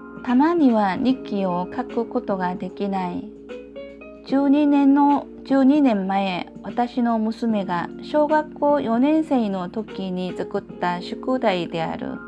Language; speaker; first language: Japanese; non-native, learner; Korean